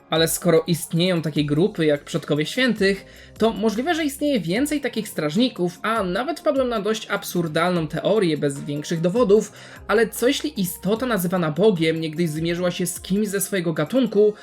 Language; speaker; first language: Polish; native; Polish